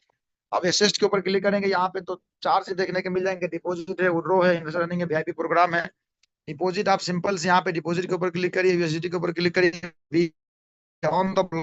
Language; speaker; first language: Hindi; native; Hindi